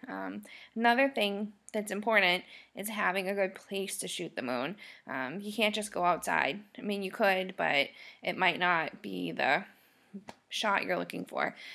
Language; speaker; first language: English; native; English